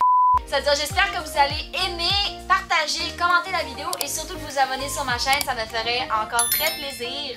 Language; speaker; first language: French; native; French